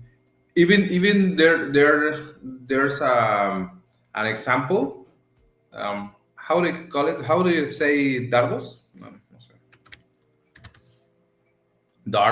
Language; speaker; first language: English; non-native, learner; Spanish